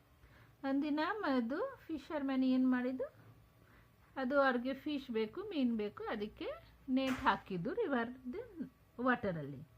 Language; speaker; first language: Kannada; non-native, local second language; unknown